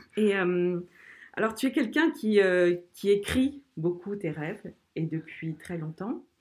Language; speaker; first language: French; native; French